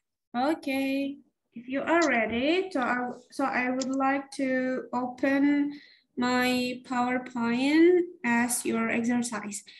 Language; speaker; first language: English; non-native, fluent; Indonesian